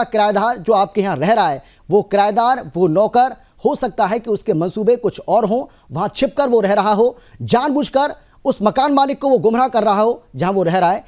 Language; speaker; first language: Hindi; native; Hindi